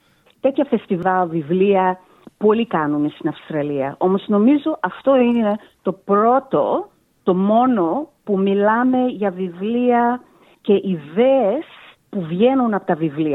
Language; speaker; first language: Greek; early bilingual, heritage; Greek